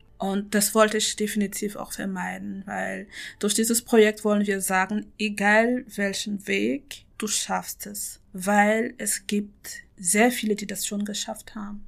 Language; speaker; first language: German; non-native, fluent; French